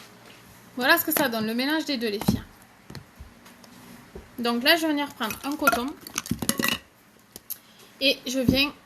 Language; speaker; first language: French; native; French